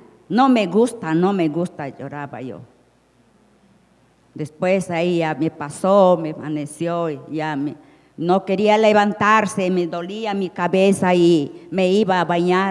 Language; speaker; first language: Spanish; non-native, local second language; Shipibo-Conibo